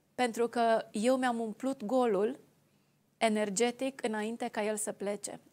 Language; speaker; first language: Romanian; native; Romanian